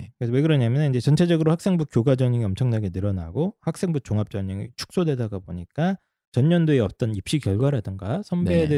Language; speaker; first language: Korean; native; Korean